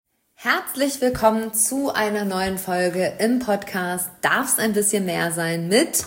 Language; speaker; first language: German; native; German